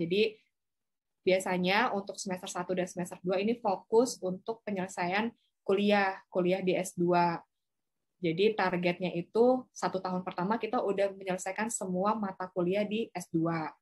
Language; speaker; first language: Indonesian; native; Indonesian